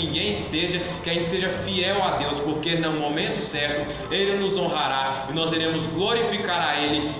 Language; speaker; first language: Portuguese; native; Portuguese